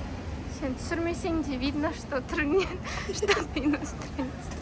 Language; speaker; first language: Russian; non-native, local second language; Kazakh